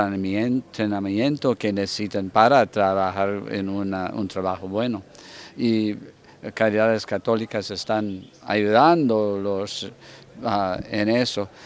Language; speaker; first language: Spanish; non-native, fluent; English